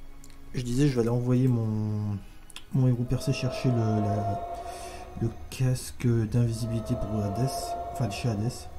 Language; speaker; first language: French; native; French